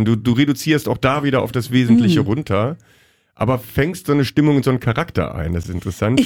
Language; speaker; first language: German; native; German